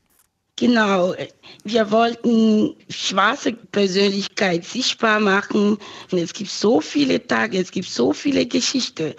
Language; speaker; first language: German; non-native, fluent; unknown